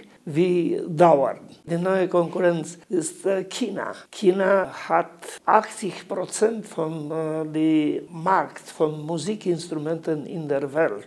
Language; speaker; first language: German; non-native, learner; Romanian